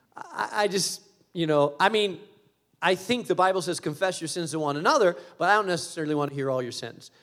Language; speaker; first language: English; early bilingual, other home language; Spanish